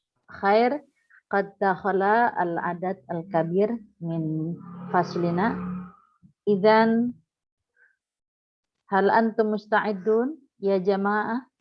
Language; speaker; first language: Arabic; non-native, fluent; Indonesian